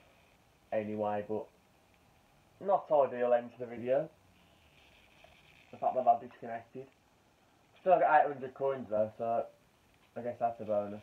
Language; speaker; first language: English; native; English